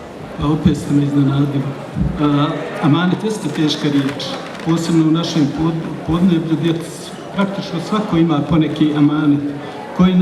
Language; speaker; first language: Bosnian; native; Bosnian